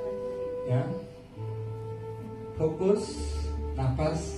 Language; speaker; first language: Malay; non-native, fluent; Bangla